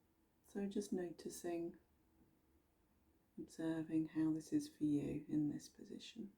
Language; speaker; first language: English; native; English